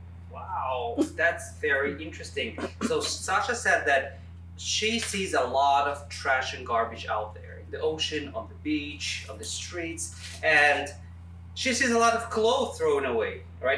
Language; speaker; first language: English; non-native, fluent; Russian